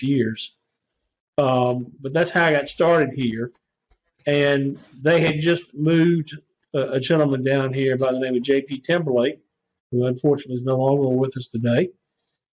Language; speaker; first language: English; native; English